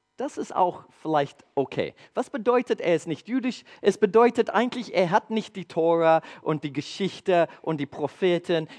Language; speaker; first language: German; non-native, learner; English